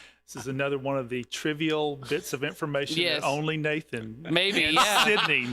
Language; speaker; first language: English; native; English